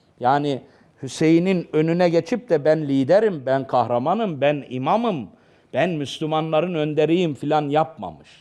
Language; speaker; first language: Turkish; native; Turkish